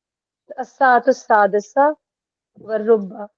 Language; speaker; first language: Arabic; non-native, learner; Hindi